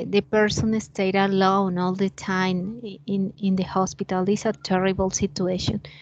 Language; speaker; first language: English; non-native, learner; Spanish